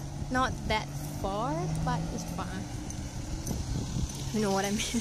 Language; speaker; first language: English; non-native, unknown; Thai